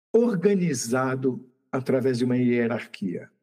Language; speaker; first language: Portuguese; native; Portuguese